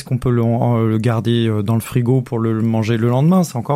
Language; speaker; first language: French; native; French